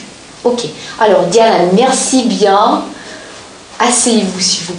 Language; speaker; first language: French; non-native, learner; Russian